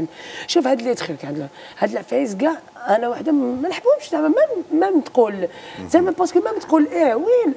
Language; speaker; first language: Arabic; native; Arabic